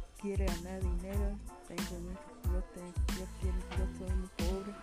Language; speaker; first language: Spanish; non-native, local second language; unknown